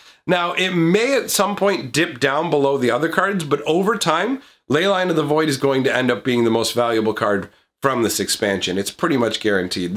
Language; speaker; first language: English; native; English